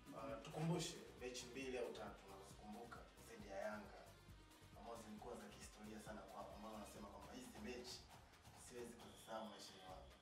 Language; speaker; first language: Swahili; native; Swahili